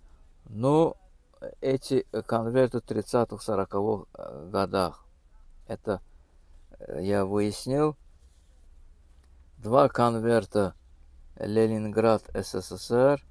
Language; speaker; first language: Russian; non-native, fluent; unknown